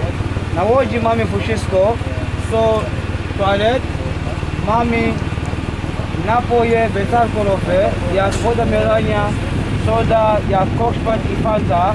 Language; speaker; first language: Polish; non-native, learner; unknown